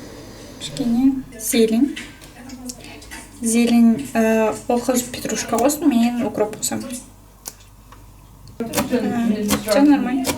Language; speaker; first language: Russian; non-native, local second language; Kazakh